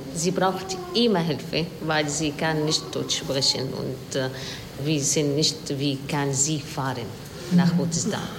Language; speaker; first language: German; non-native, learner; Arabic